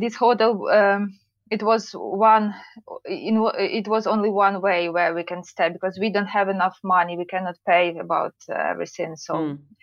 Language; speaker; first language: English; non-native, learner; Ukrainian